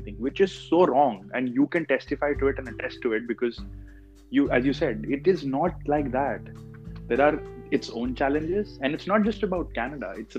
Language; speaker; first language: English; non-native, local second language; Hindi